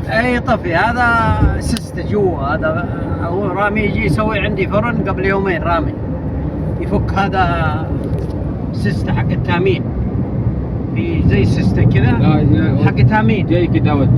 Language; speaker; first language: Arabic; non-native, learner; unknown